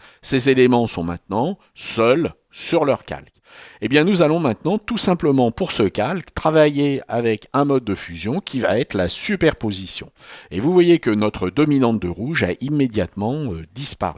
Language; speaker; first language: French; native; French